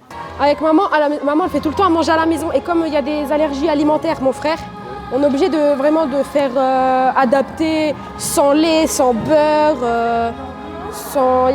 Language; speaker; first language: French; native; French